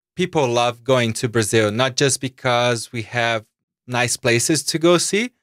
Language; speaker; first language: English; non-native, fluent; Portuguese